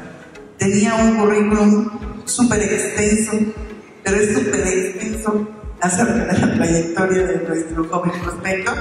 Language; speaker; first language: Spanish; native; Spanish